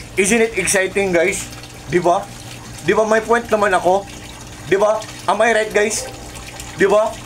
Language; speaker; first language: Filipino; non-native, local second language; Cebuano